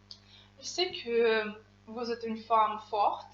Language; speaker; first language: French; non-native, fluent; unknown